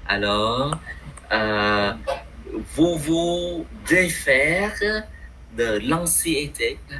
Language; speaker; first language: French; non-native, fluent; Vietnamese